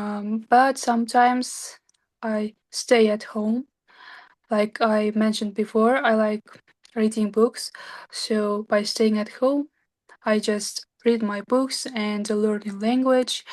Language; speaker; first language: English; non-native, learner; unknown